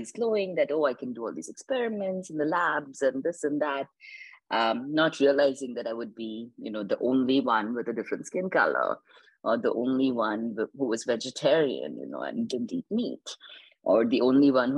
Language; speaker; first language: English; non-native, local second language; Hindi